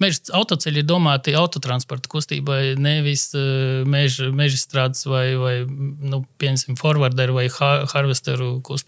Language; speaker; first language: Latvian; native; Latvian